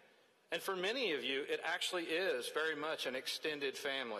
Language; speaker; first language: English; native; English